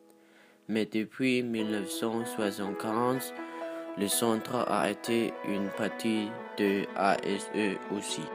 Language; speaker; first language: French; non-native, learner; Danish